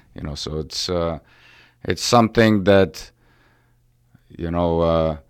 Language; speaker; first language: English; early bilingual, other home language; Ukrainian